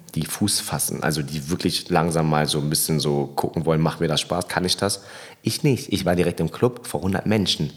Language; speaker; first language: German; early bilingual, other home language; Vietnamese